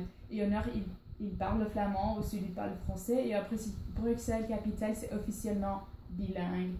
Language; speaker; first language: French; non-native, learner; English